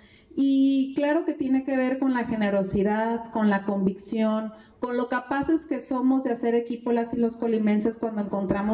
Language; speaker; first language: Spanish; native; Spanish